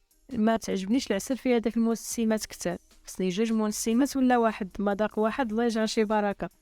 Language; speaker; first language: Arabic; native; Arabic